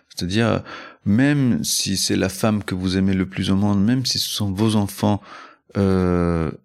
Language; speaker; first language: French; early bilingual, other home language; Spanish